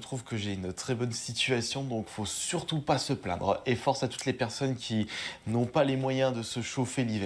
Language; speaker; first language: French; native; French